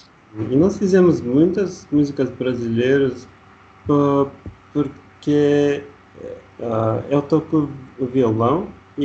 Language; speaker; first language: Portuguese; non-native, learner; Russian